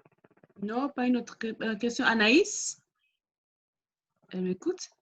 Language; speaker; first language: French; non-native, learner; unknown